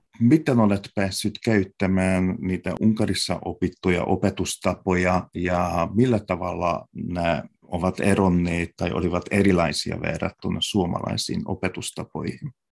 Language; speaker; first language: Finnish; native; Finnish